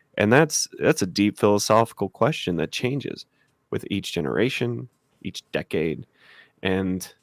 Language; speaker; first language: English; native; English